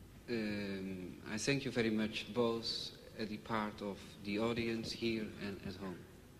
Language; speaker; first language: English; non-native, fluent; Dutch